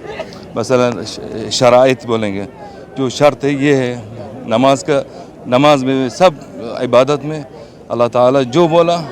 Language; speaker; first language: Hindi; non-native, learner; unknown